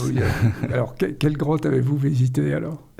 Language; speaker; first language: French; native; French